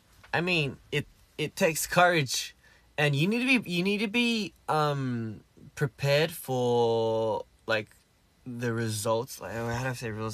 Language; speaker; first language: English; early bilingual, other home language; Korean